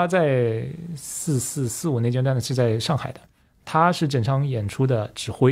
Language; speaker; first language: Chinese; native; Chinese